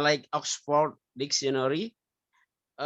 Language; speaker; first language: English; non-native, learner; Indonesian